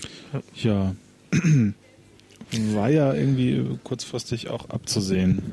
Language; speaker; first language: German; native; German